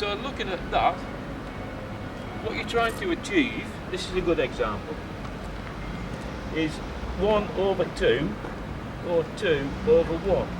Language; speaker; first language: English; native; English